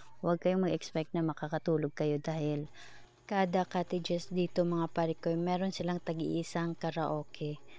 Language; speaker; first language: Filipino; non-native, local second language; Cebuano